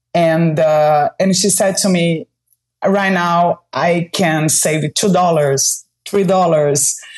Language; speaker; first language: English; non-native, fluent; Portuguese